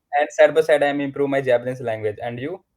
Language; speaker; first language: English; non-native, learner; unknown